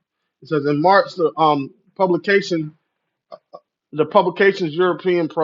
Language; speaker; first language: English; native; English